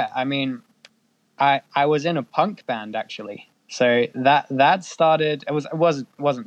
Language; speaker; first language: English; native; English